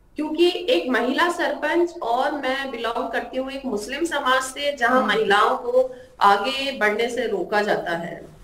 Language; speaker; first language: Hindi; native; Hindi